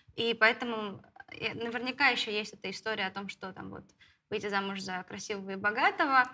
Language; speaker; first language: Russian; native; Russian